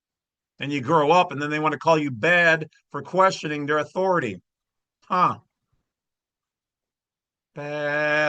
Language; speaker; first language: English; native; English